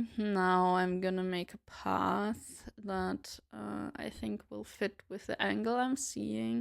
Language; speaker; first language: English; non-native, fluent; German